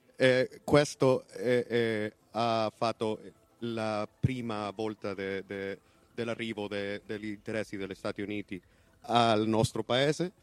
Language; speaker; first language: Italian; non-native, learner; Spanish